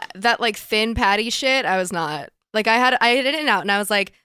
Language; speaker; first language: English; native; English